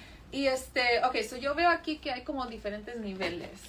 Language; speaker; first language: Spanish; early bilingual, heritage; Spanish